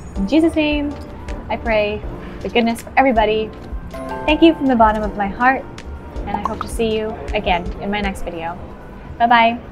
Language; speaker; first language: English; early bilingual, other home language; Chinese